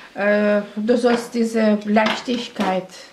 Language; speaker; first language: German; non-native, learner; Russian